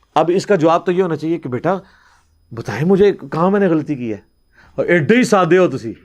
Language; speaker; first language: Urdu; non-native, local second language; Punjabi